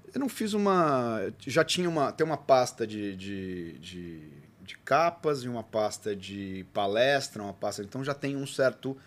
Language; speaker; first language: Portuguese; native; Portuguese